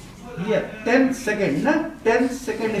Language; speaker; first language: Korean; non-native, learner; Hindi